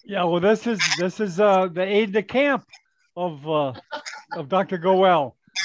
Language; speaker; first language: English; native; English